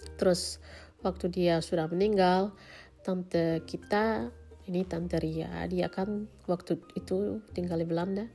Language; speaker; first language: Indonesian; native; Indonesian